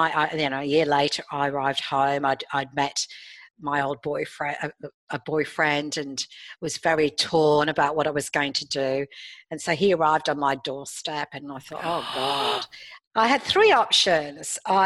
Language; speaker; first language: English; native; English